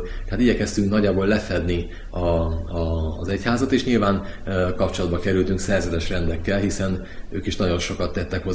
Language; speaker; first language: Hungarian; native; Hungarian